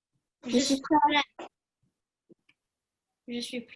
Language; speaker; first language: French; early bilingual, other home language; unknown